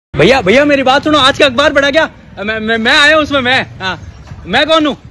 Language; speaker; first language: Hindi; native; Hindi